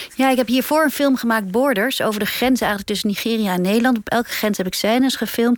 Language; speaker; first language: Dutch; native; Dutch